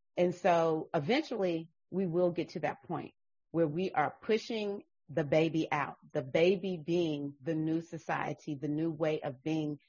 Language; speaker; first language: English; native; English